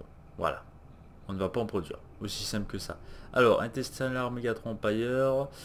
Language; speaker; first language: French; native; French